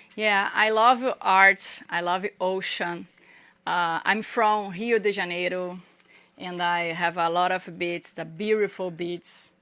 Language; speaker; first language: English; non-native, learner; Portuguese